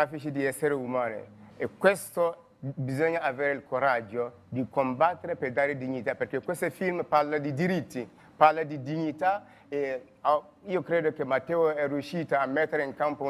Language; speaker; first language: Italian; non-native, fluent; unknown